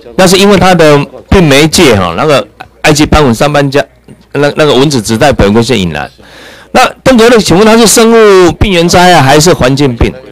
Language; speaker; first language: Chinese; native; Chinese